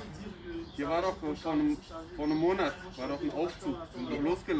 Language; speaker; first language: German; native; German